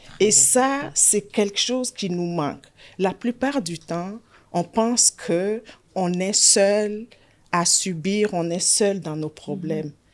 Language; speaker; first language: French; native; French